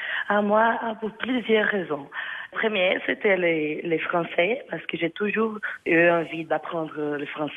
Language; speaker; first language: French; non-native, learner; Portuguese